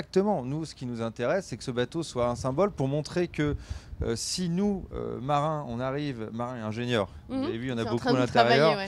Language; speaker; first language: French; native; French